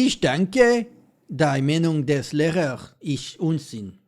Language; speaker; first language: German; non-native, learner; French